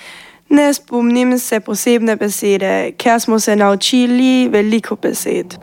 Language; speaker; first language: Slovenian; non-native, learner; German